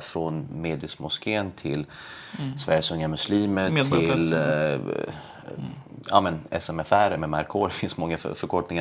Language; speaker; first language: Swedish; early bilingual, other home language; Persian